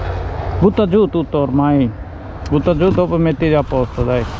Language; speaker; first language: Italian; non-native, learner; Bangla